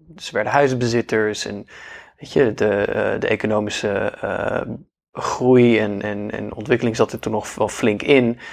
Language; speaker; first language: Dutch; native; Dutch